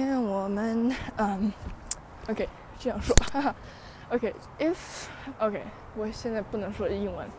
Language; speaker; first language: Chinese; early bilingual, heritage; Chinese